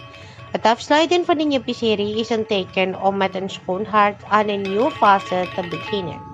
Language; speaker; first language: Dutch; non-native, fluent; Indonesian